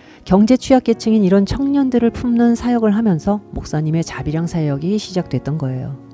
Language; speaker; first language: Korean; native; Korean